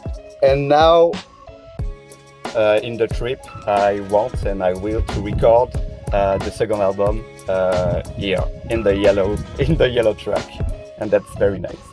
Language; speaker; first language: English; non-native, learner; French